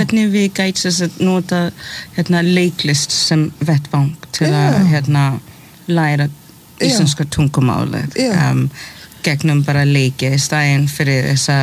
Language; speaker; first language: Icelandic; non-native, fluent; English